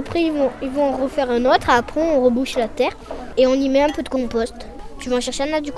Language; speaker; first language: French; native; French